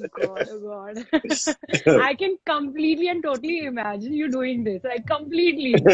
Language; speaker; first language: English; non-native, local second language; Hindi